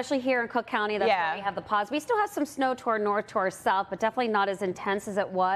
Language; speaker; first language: English; native; English